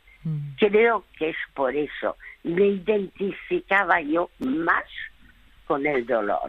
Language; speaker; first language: Spanish; early bilingual, other home language; French